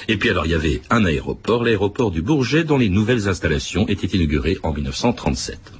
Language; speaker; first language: French; native; French